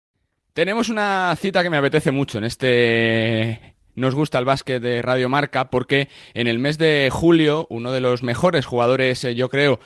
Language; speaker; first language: Spanish; native; Spanish